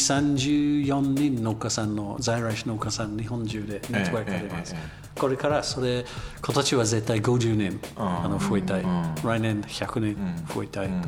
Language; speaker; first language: Japanese; non-native, learner; English